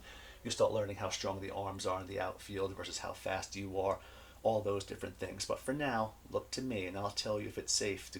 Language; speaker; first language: English; native; English